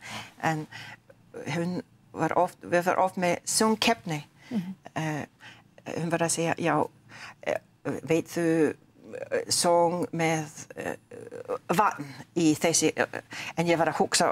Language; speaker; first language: Icelandic; non-native, learner; English